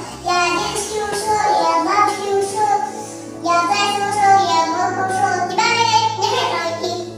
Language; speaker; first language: Russian; non-native, local second language; Yakut